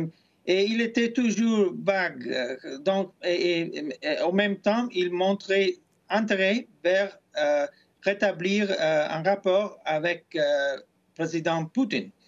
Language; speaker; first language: French; non-native, fluent; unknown